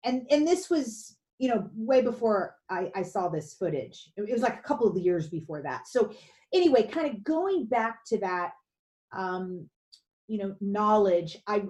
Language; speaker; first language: English; native; English